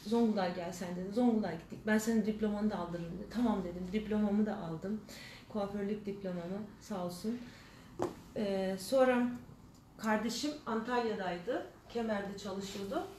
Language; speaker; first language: Turkish; early bilingual, heritage; Turkish